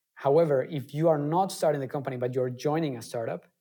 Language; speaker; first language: English; non-native, fluent; Spanish